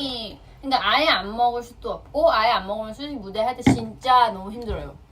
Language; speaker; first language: Korean; non-native, fluent; Thai